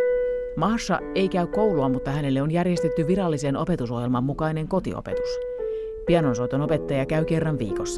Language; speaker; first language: Finnish; native; Finnish